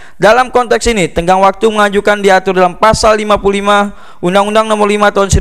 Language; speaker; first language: Indonesian; native; Indonesian